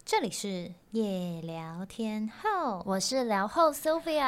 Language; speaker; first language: Chinese; native; Chinese